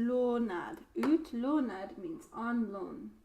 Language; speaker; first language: Swedish; non-native, learner; English